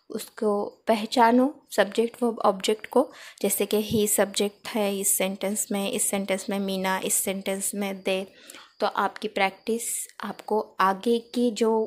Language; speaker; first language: Hindi; non-native, local second language; Marathi